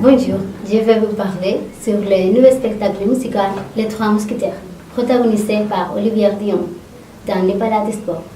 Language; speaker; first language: French; non-native, learner; Spanish